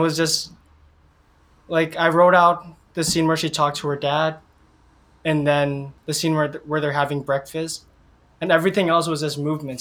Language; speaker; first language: English; native; English